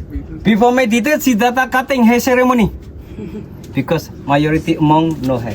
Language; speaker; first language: English; non-native, learner; Indonesian